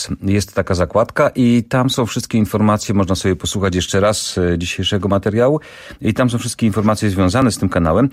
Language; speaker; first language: Polish; native; Polish